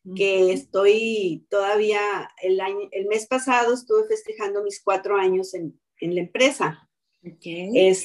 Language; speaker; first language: Spanish; native; Spanish